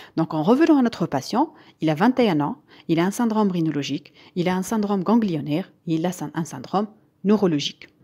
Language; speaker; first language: French; non-native, local second language; Arabic